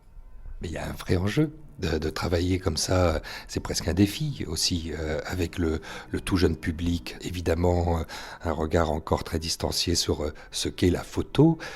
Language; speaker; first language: French; native; French